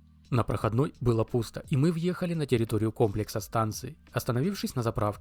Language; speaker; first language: Russian; native; Russian